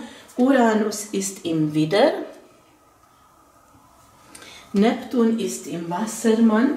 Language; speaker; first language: German; non-native, fluent; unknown